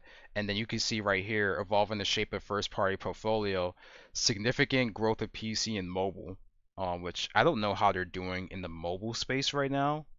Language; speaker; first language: English; native; English